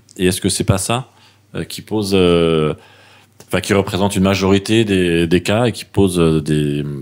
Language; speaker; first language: French; native; French